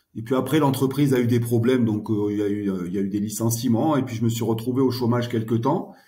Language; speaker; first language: French; early bilingual, heritage; French